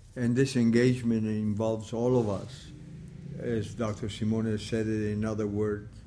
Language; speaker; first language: English; non-native, fluent; Italian